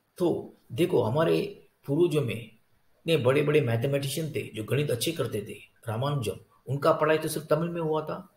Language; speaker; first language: Hindi; non-native, local second language; Tamil